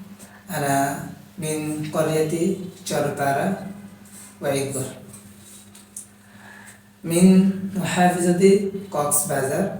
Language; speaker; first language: Arabic; non-native, learner; Bangla